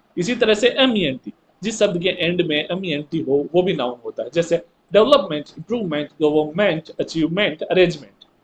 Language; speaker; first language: Hindi; native; Hindi